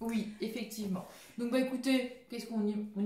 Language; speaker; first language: French; native; French